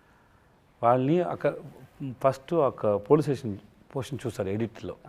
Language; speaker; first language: Telugu; non-native, learner; Tamil